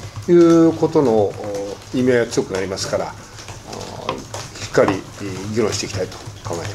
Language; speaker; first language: Japanese; native; Japanese